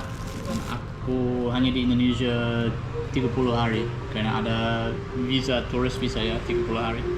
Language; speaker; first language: Indonesian; non-native, learner; English